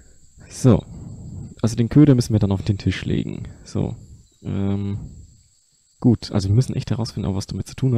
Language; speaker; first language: German; native; German